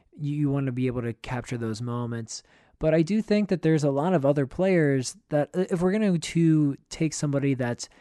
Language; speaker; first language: English; native; English